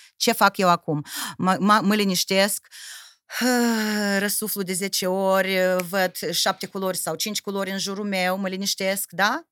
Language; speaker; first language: Romanian; native; Romanian